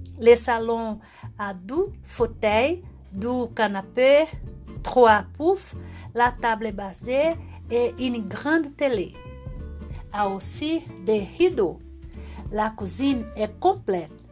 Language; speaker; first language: French; non-native, learner; Portuguese